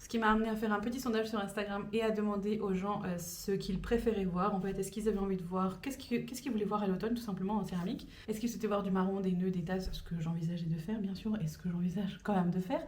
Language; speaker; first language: French; native; French